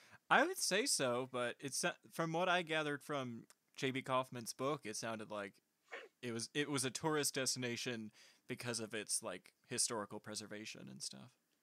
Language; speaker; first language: English; native; English